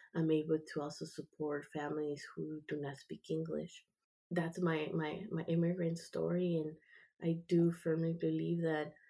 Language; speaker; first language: English; early bilingual, other home language; Spanish